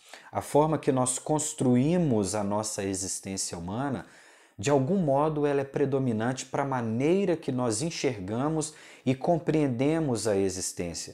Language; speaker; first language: Portuguese; native; Portuguese